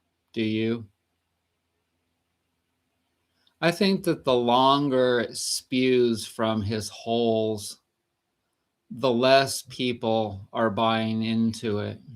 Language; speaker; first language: English; native; English